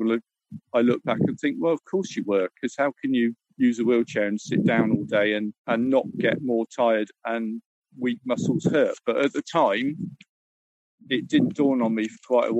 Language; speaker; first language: English; native; English